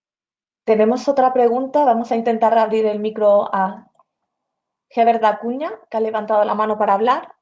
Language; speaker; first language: Spanish; native; Spanish